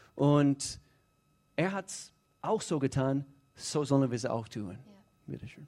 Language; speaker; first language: German; non-native, fluent; English